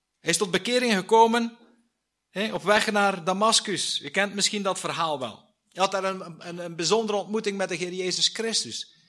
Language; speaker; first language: Dutch; native; Dutch